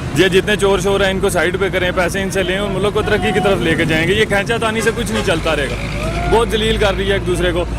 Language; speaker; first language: Urdu; non-native, local second language; Pahari-Potwari